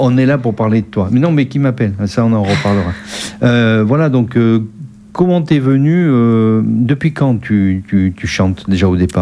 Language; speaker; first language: French; native; French